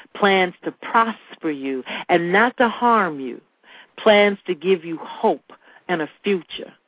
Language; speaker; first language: English; native; English